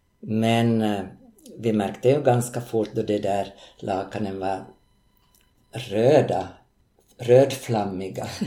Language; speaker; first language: Swedish; native; Swedish